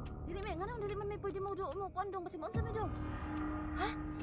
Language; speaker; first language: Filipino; non-native, local second language; Cebuano